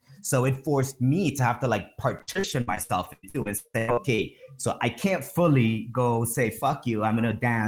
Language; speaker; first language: English; native; English